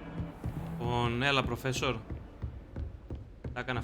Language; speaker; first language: Greek; native; Greek